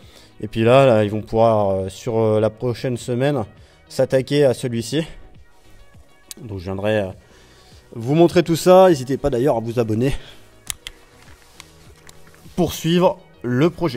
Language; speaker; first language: French; native; French